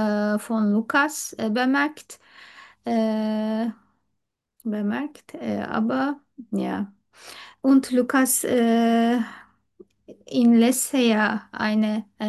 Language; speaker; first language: German; non-native, learner; Turkish